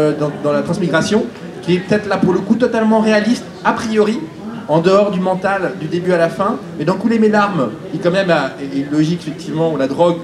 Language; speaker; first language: French; native; French